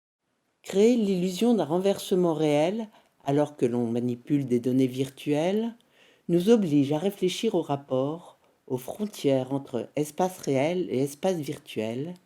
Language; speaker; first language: French; native; French